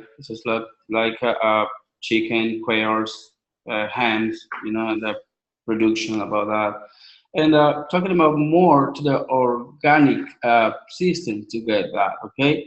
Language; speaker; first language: English; non-native, learner; Spanish